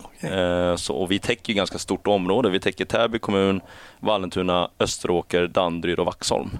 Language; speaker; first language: Swedish; early bilingual, other home language; Chinese